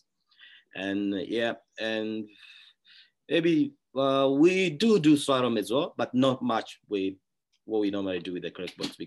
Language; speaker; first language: English; non-native, local second language; Kikuyu